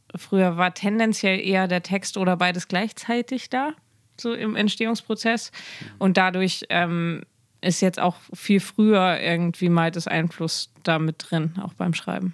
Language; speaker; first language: German; native; German